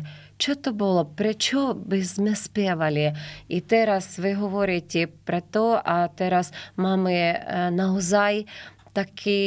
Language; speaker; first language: Slovak; non-native, learner; Ukrainian